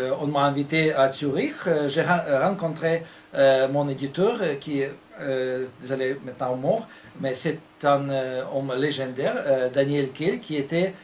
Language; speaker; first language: French; non-native, fluent; Russian